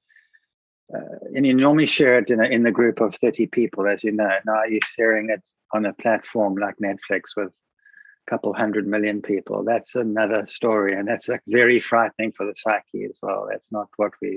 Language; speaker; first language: English; native; English